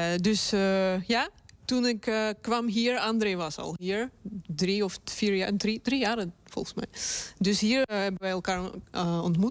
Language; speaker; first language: Dutch; non-native, fluent; Russian